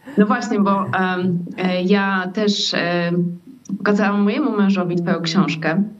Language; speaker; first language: Polish; native; Polish